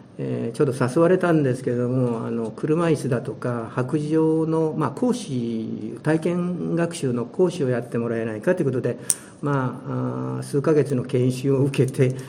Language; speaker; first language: Japanese; native; Japanese